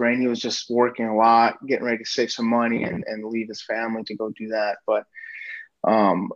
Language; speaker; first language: English; native; English